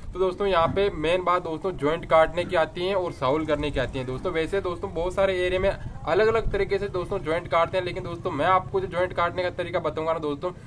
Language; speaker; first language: Hindi; native; Hindi